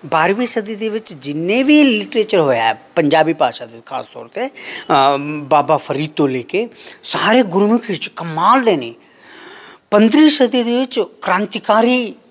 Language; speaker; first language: Punjabi; non-native, fluent; Kannada